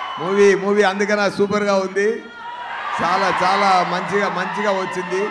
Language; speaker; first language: Telugu; non-native, local second language; Tamil